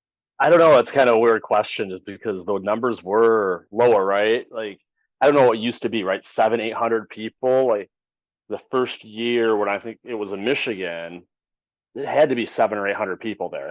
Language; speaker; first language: English; native; English